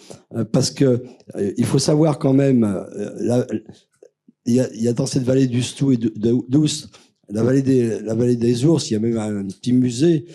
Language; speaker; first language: French; native; French